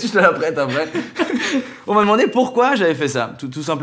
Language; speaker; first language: French; native; French